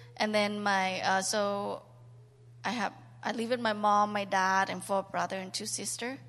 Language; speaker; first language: English; non-native, learner; Khmer